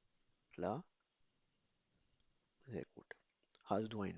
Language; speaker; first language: German; non-native, fluent; Urdu